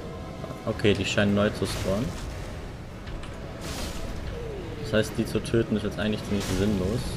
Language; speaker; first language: German; native; German